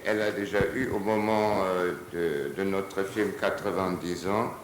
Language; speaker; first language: French; non-native, fluent; German